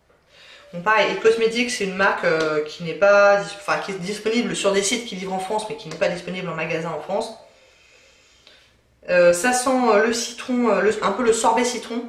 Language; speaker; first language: French; native; French